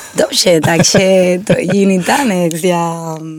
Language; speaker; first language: Czech; non-native, learner; Spanish